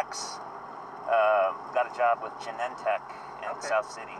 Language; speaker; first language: English; native; English